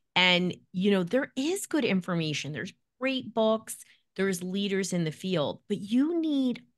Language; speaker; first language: English; native; English